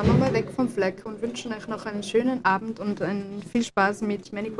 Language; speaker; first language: German; native; German